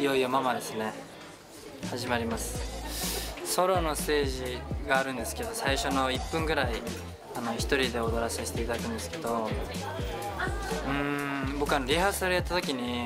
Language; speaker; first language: Japanese; native; Japanese